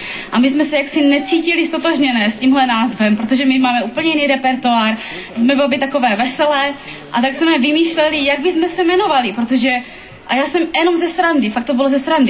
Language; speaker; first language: Czech; native; Czech